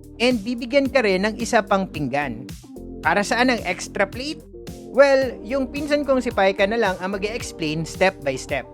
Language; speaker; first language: Filipino; native; Filipino